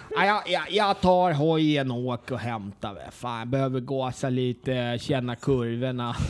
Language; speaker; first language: Swedish; early bilingual, other home language; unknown